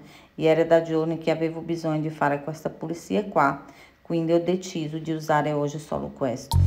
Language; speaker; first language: Italian; non-native, fluent; Portuguese